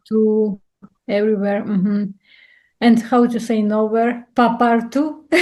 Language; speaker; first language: English; non-native, fluent; Russian